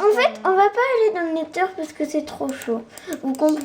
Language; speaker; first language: French; native; French